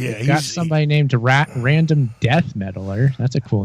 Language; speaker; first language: English; native; English